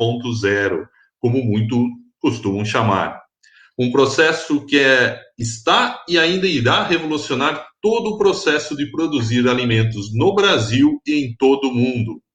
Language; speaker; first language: Portuguese; native; Portuguese